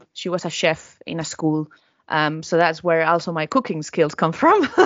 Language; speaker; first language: English; non-native, fluent; Spanish